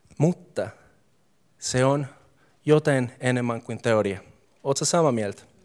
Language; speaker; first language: Finnish; non-native, fluent; Spanish